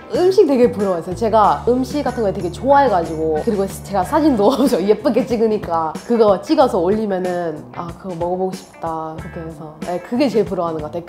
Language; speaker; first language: Korean; non-native, fluent; Hindi